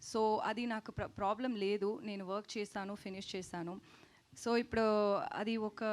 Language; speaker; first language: Telugu; non-native, learner; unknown